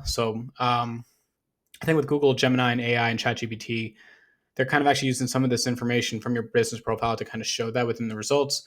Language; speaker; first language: English; native; English